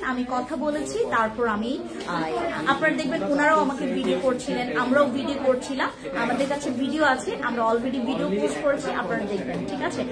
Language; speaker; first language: Bangla; non-native, local second language; Khasi